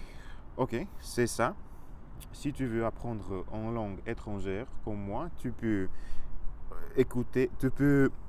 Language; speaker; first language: French; non-native, fluent; Russian